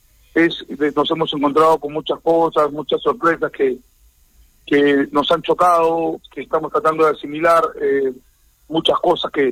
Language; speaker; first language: Spanish; native; Spanish